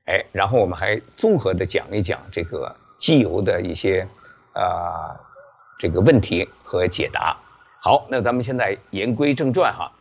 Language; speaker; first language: Chinese; native; Chinese